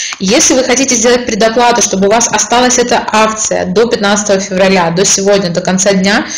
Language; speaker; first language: Russian; native; Russian